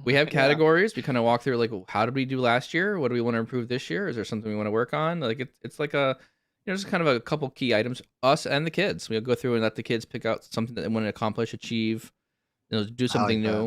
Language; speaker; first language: English; native; English